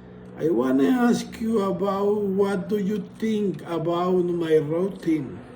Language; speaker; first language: English; non-native, learner; Spanish